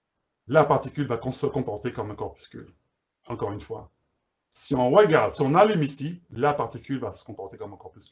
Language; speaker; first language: French; native; French